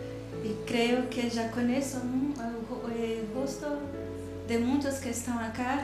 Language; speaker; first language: Spanish; non-native, learner; Portuguese